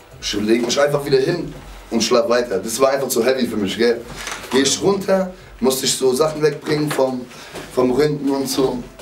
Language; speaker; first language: German; native; German